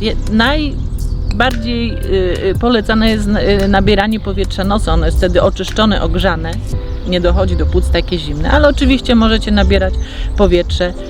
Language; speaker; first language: Polish; native; Polish